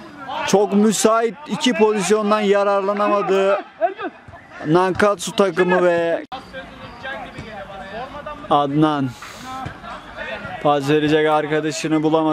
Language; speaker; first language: Turkish; native; Turkish